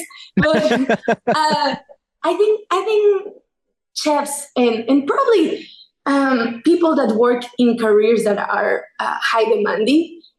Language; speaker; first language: English; non-native, fluent; Spanish